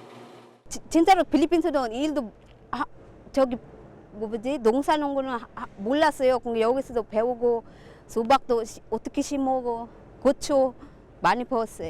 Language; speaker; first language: Korean; non-native, learner; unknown